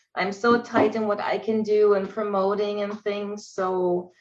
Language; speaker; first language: English; non-native, fluent; German